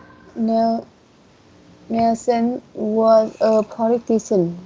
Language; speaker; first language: English; non-native, learner; Vietnamese